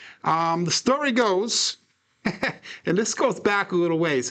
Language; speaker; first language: English; native; English